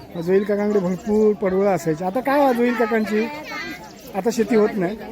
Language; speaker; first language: Marathi; native; Marathi